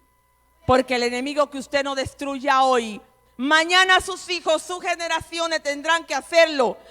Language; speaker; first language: Spanish; native; Spanish